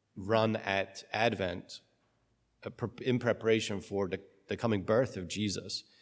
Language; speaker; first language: English; native; English